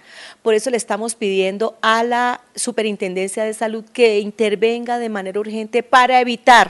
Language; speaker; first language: Spanish; native; Spanish